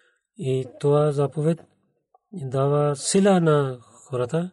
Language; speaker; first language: Bulgarian; non-native, learner; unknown